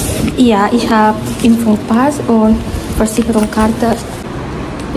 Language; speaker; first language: German; non-native, learner; Indonesian